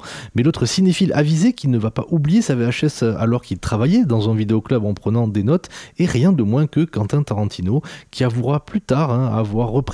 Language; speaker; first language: French; native; French